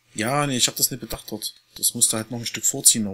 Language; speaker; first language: German; native; German